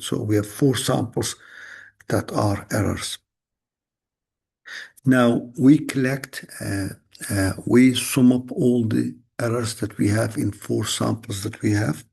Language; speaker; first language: English; non-native, fluent; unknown